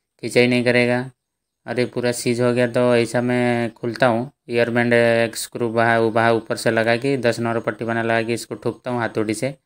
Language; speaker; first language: Hindi; native; Hindi